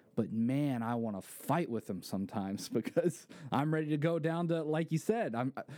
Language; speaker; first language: English; native; English